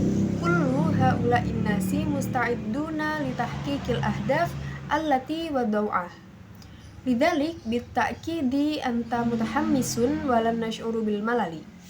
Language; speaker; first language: Arabic; non-native, learner; Indonesian